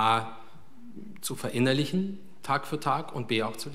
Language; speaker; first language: German; early bilingual, other home language; Russian